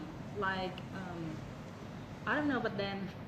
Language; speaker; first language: English; non-native, fluent; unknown